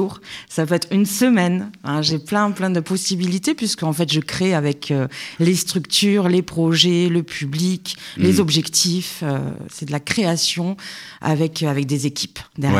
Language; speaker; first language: French; native; French